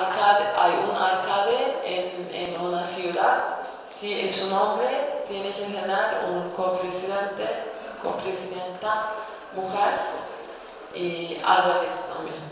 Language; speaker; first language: Spanish; non-native, fluent; Kurdish